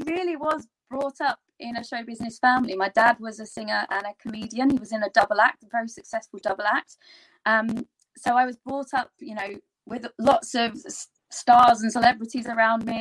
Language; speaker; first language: English; native; English